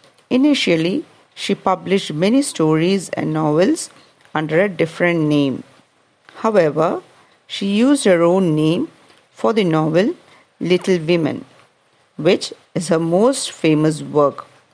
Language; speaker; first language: English; non-native, local second language; Malayalam